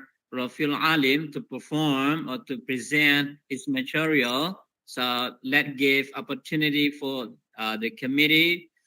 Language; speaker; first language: English; non-native, fluent; Indonesian